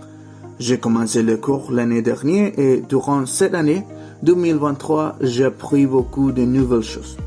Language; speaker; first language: French; non-native, learner; Spanish